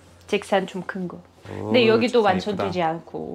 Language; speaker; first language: Korean; non-native, learner; Russian